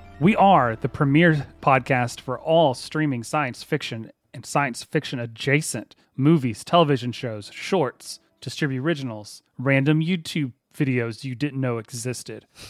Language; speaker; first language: English; native; English